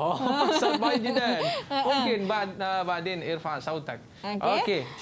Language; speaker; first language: Arabic; non-native, learner; Malay